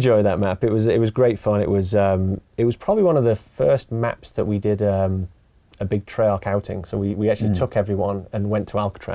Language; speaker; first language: English; native; English